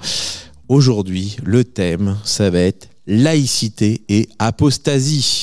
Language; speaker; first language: French; native; French